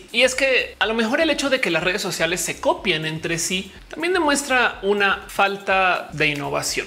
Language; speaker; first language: Spanish; native; Spanish